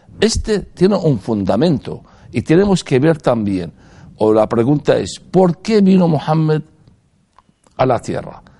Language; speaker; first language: Spanish; non-native, fluent; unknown